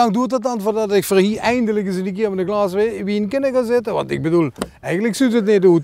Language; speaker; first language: Dutch; native; Dutch